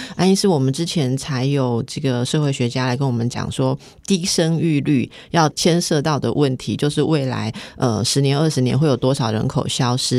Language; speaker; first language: Chinese; native; Chinese